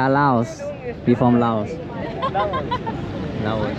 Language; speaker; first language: English; non-native, learner; Lao